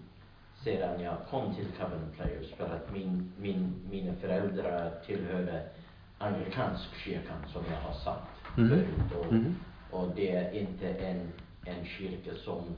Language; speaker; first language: Swedish; non-native, learner; English